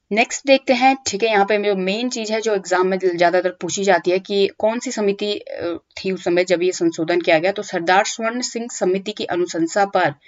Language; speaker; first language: Hindi; native; Hindi